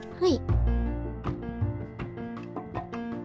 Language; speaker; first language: Japanese; non-native, learner; Malay